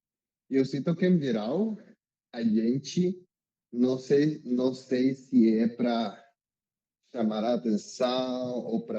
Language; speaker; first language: Portuguese; non-native, learner; Spanish